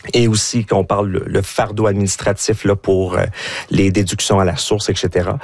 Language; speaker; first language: French; native; French